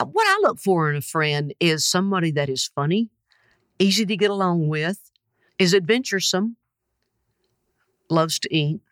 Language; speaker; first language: English; native; English